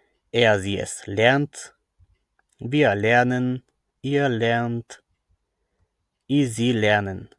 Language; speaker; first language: German; non-native, fluent; Macedonian